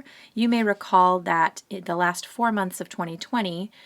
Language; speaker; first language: English; native; English